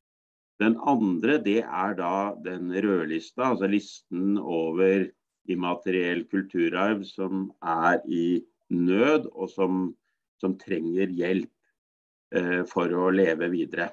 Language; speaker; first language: Norwegian; native; Norwegian